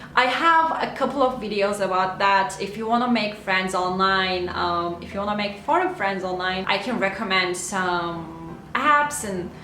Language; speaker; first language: English; non-native, fluent; Turkish